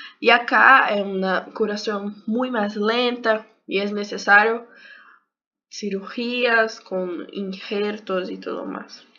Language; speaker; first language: Spanish; non-native, learner; Portuguese